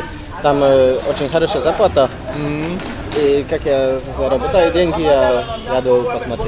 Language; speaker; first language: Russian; non-native, learner; Polish